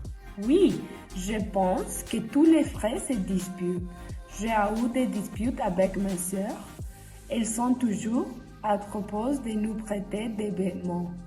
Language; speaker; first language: French; non-native, learner; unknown